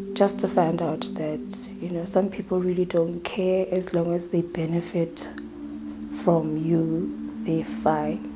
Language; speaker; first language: English; non-native, local second language; Southern Sotho